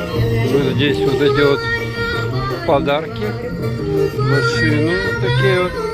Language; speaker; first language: Russian; native; Russian